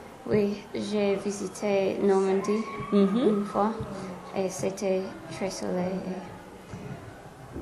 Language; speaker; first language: French; non-native, learner; English